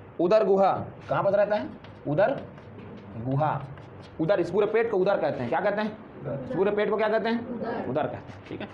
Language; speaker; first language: Hindi; native; Hindi